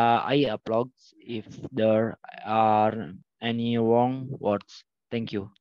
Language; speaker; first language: English; non-native, learner; Indonesian